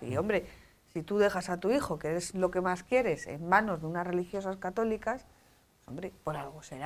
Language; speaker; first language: Spanish; native; Spanish